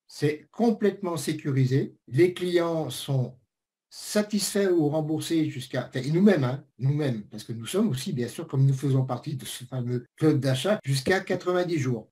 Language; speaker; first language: French; native; French